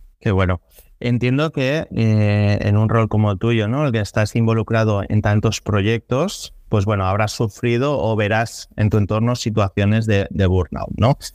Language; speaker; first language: Spanish; native; Spanish